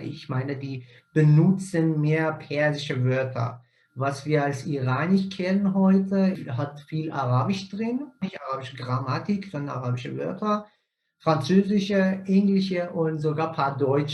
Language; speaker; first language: German; non-native, fluent; Persian